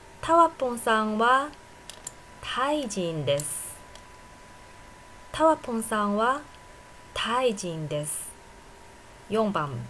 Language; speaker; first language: Japanese; non-native, fluent; Chinese